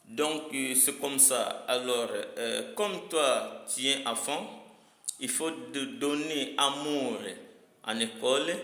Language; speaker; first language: French; non-native, learner; Lingala